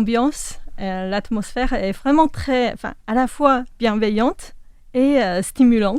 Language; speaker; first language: French; non-native, fluent; Chinese